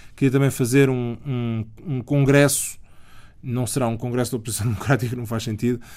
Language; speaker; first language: Portuguese; native; Portuguese